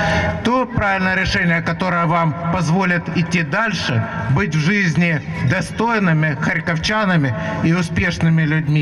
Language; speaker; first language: Russian; native; Russian